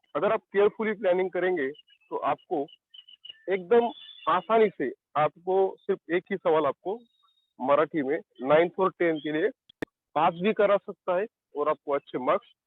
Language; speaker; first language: Hindi; non-native, local second language; Marathi